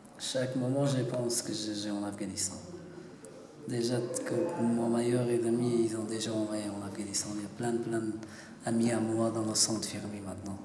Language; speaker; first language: French; non-native, learner; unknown